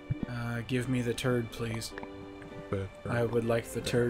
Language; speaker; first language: English; native; English